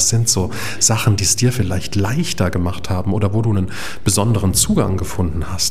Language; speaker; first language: German; native; German